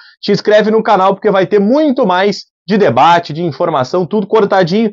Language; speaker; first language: Portuguese; native; Portuguese